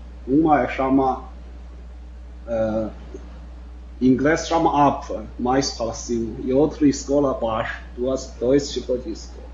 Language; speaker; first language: Portuguese; non-native, fluent; Chinese